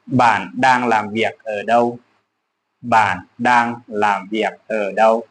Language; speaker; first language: Vietnamese; non-native, learner; Lao